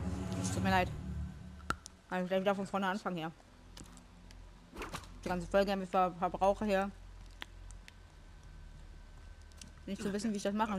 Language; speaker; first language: German; native; German